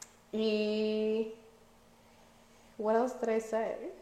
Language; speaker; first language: English; early bilingual, other home language; Spanish